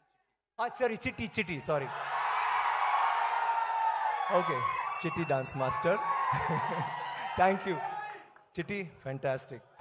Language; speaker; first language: Telugu; non-native, learner; Tamil